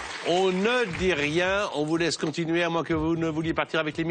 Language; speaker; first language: French; native; French